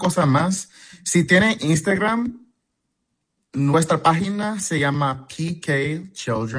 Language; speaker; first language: Spanish; early bilingual, heritage; English